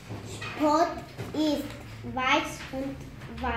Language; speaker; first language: German; non-native, learner; Hungarian